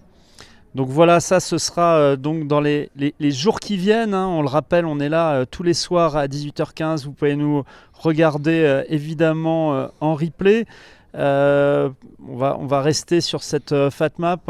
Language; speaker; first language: French; native; French